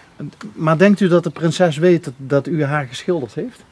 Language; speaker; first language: Dutch; native; Dutch